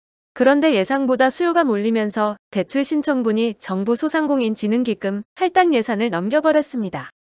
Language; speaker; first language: Korean; native; Korean